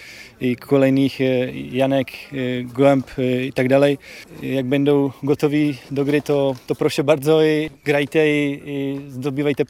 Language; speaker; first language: Polish; non-native, fluent; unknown